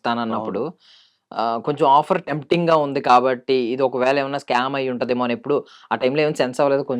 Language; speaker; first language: Telugu; native; Telugu